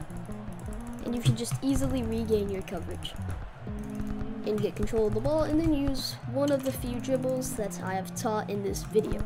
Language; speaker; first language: English; native; English